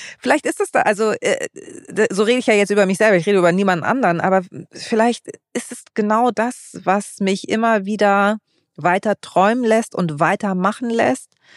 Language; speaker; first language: German; early bilingual, other home language; Greek